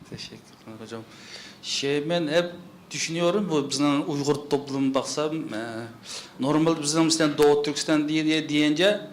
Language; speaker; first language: Turkish; non-native, learner; Uyghur